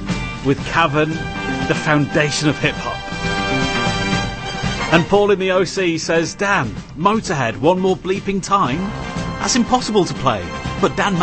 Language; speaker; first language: English; native; English